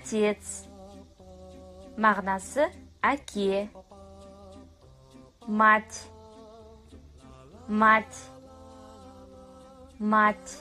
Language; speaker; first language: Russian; non-native, fluent; Kazakh